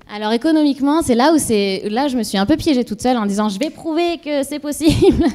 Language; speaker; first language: French; native; French